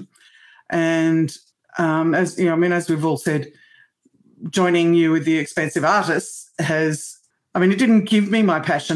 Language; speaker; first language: English; native; English